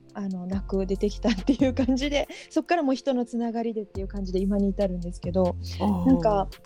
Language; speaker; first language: Japanese; native; Japanese